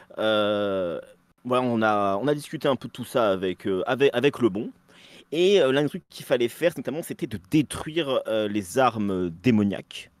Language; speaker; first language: French; native; French